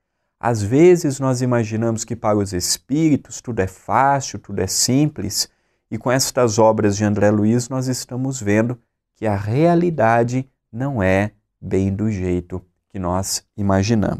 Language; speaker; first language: Portuguese; native; Portuguese